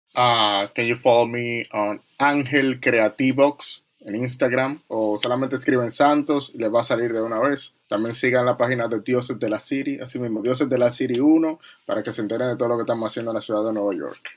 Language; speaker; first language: English; non-native, learner; Spanish